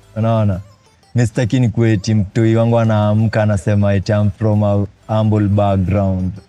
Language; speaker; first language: Swahili; native; Swahili